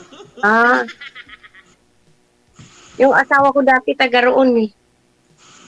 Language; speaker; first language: Filipino; non-native, local second language; Cebuano